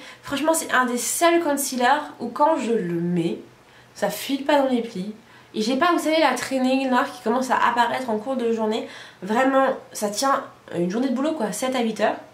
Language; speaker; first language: French; native; French